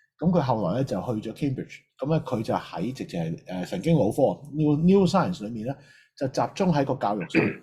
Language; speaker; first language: Cantonese; native; Cantonese